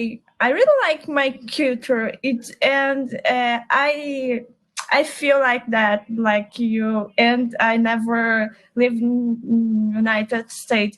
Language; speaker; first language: English; non-native, learner; Portuguese